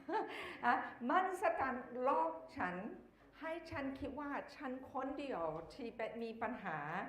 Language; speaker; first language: Thai; non-native, fluent; English